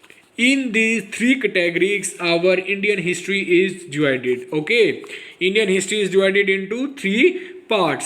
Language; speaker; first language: English; non-native, local second language; Hindi